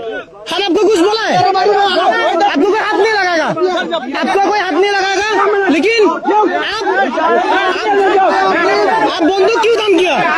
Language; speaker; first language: Hindi; non-native, learner; Bangla